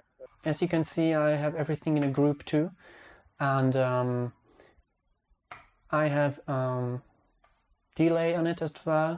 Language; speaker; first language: English; non-native, fluent; Hungarian